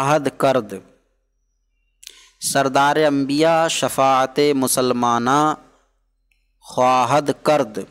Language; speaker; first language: Persian; non-native, fluent; Urdu